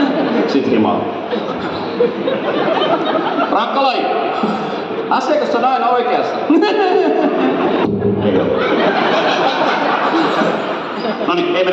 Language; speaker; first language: Finnish; native; Finnish